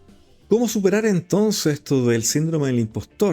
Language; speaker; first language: Spanish; native; Spanish